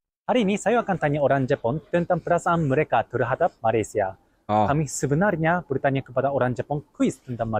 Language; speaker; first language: Indonesian; non-native, fluent; Japanese